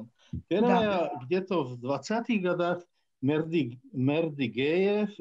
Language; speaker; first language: Russian; non-native, fluent; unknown